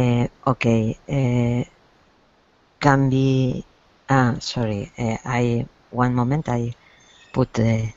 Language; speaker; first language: English; non-native, learner; Spanish